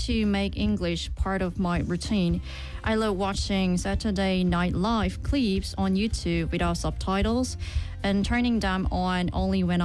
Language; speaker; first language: English; non-native, fluent; Korean